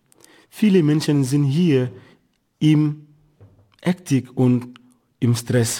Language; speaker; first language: German; non-native, fluent; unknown